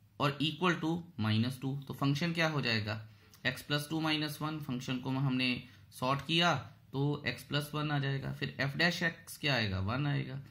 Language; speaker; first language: Hindi; native; Hindi